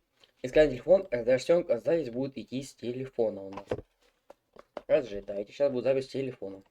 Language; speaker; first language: Russian; native; Russian